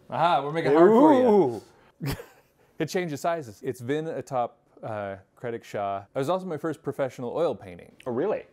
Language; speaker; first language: English; native; English